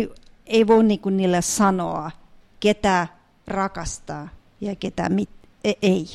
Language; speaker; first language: Finnish; non-native, fluent; Russian